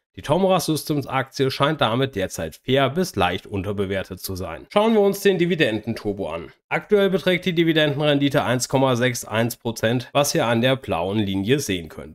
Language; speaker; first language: German; native; German